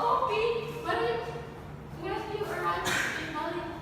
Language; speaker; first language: English; non-native, learner; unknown